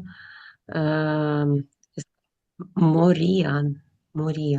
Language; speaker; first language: Spanish; non-native, learner; Russian